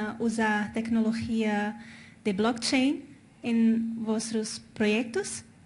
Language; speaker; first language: Spanish; non-native, fluent; Portuguese